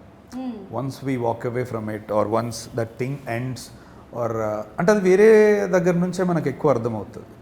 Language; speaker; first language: Telugu; native; Telugu